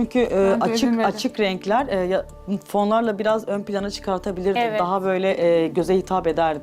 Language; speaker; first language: Turkish; native; Turkish